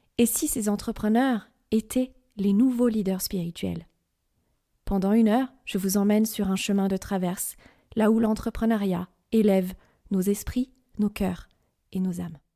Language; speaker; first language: French; native; French